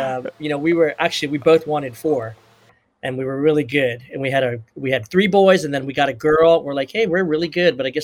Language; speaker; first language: English; native; English